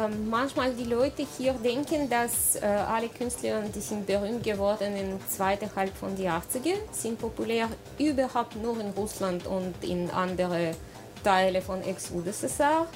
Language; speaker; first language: German; non-native, learner; Russian